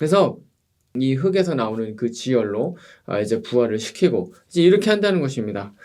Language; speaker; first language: Korean; native; Korean